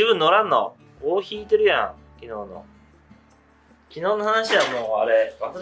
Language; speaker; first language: Japanese; native; Japanese